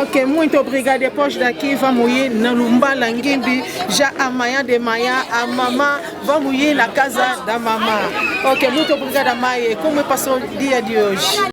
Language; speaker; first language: Portuguese; non-native, learner; Lingala